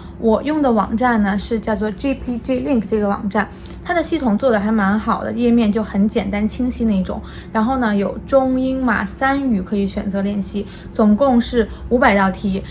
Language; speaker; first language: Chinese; native; Chinese